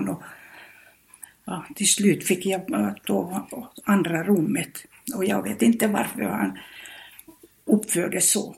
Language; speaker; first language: Swedish; non-native, fluent; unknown